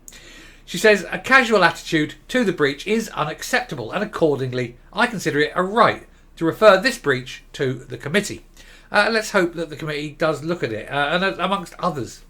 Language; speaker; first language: English; native; English